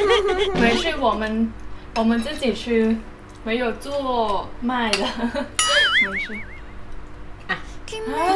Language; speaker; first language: Chinese; non-native, learner; Thai